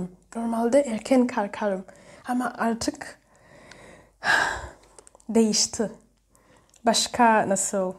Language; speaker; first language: Turkish; non-native, learner; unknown